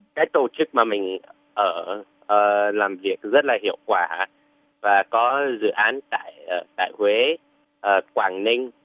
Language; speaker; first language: Vietnamese; non-native, fluent; English